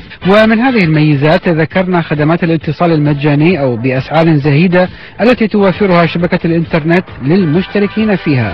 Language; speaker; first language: Arabic; native; Arabic